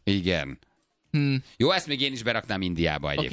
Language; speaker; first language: Hungarian; native; Hungarian